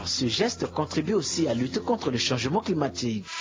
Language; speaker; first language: French; non-native, local second language; Sango